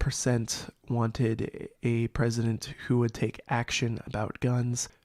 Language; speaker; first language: English; native; English